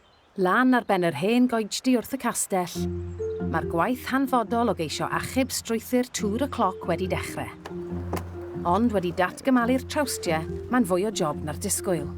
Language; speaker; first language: Welsh; native; Welsh